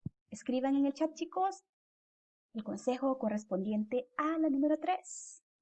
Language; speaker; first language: Spanish; native; Spanish